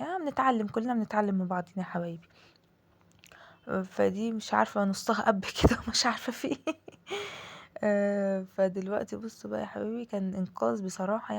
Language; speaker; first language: Arabic; native; Arabic